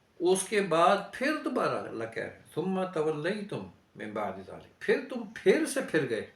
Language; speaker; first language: Urdu; native; Urdu